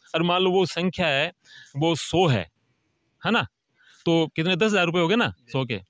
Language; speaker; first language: Hindi; native; Hindi